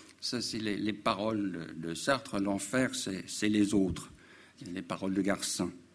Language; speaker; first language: French; non-native, fluent; English